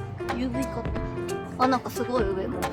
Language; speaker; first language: Japanese; native; Japanese